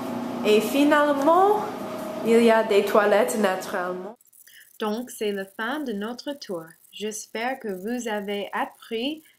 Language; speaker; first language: French; non-native, learner; English